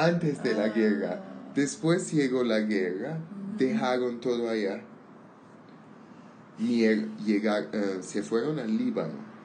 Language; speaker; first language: Spanish; non-native, learner; Armenian